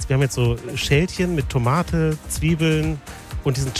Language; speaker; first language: German; native; German